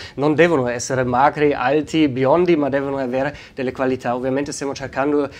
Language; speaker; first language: Italian; non-native, fluent; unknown